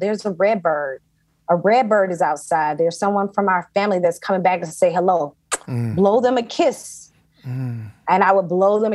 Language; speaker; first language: English; native; English